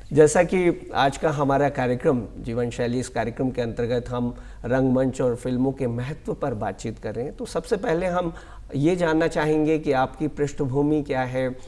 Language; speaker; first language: Hindi; native; Hindi